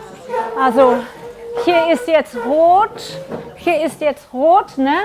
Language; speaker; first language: German; non-native, learner; Catalan